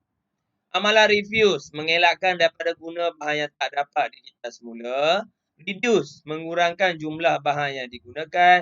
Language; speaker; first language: Malay; native; Malay